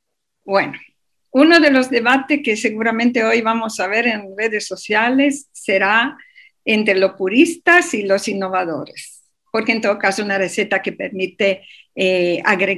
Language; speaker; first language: Spanish; non-native, fluent; Italian